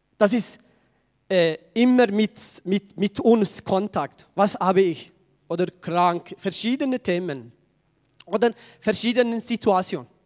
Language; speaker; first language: German; non-native, learner; Tigrinya